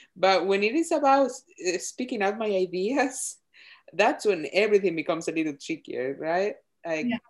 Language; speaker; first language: English; non-native, fluent; Spanish